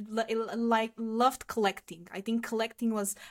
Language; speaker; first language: English; non-native, fluent; Portuguese